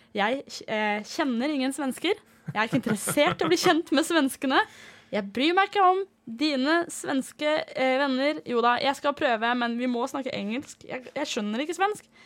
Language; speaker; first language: Norwegian; early bilingual, other home language; Danish